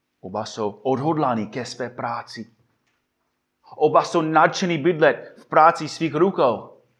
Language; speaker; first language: Czech; non-native, fluent; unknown